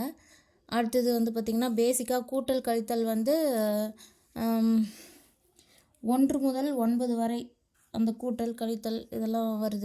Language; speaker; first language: Tamil; native; Tamil